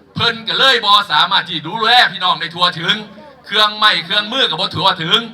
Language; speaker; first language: Thai; native; Thai